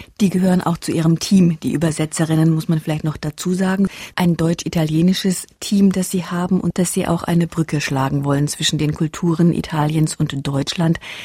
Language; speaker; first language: German; native; German